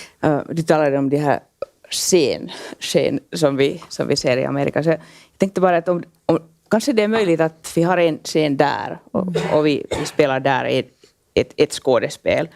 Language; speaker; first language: Swedish; non-native, local second language; Finnish